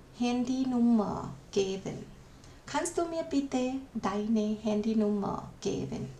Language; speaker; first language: German; non-native, learner; Thai